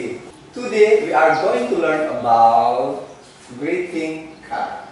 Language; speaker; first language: English; non-native, learner; Indonesian